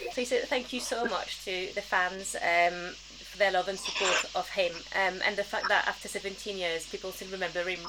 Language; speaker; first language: English; early bilingual, other home language; French